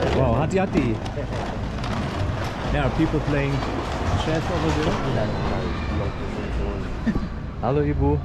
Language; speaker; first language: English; non-native, fluent; German